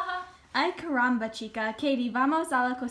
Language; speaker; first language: Spanish; non-native, learner; English